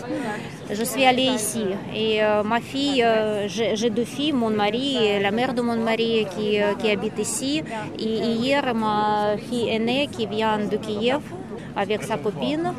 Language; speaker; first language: French; non-native, learner; Russian